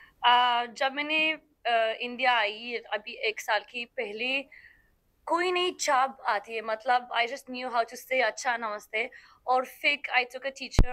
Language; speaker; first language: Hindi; non-native, learner; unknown